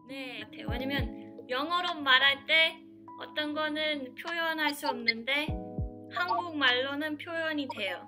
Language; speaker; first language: Korean; early bilingual, heritage; English